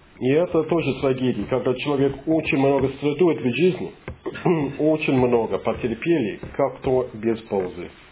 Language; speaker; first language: Russian; non-native, fluent; English